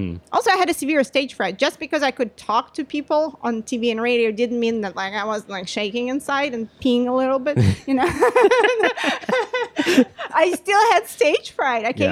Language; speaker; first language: English; non-native, fluent; Russian